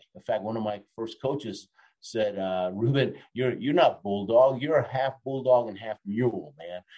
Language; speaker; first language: English; early bilingual, other home language; Spanish